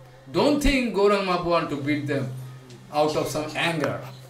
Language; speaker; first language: English; non-native, local second language; Bangla